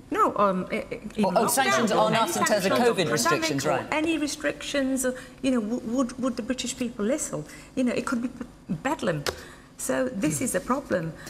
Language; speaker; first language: English; native; English